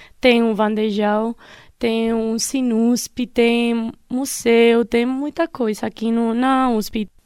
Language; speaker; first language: Portuguese; non-native, fluent; Spanish